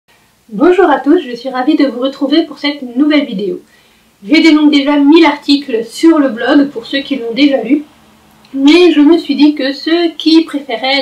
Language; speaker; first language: French; native; French